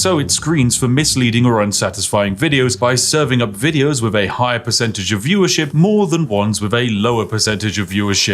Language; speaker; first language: English; native; English